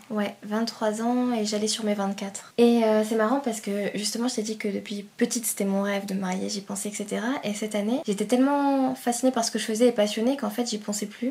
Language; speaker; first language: French; early bilingual, other home language; Persian